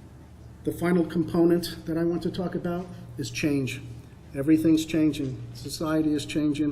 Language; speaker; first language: English; native; English